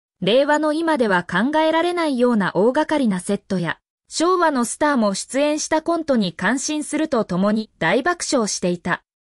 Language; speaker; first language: Japanese; native; Japanese